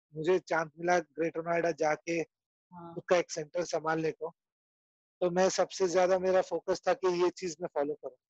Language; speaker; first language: Hindi; non-native, local second language; Urdu